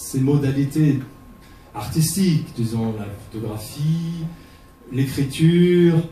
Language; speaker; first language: French; non-native, fluent; Portuguese